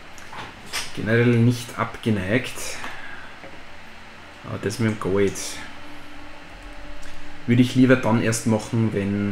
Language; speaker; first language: German; native; German